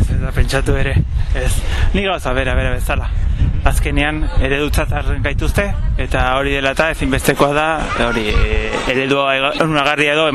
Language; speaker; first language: Basque; non-native, fluent; Spanish